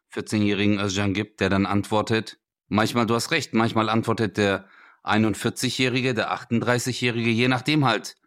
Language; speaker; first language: German; early bilingual, other home language; Turkish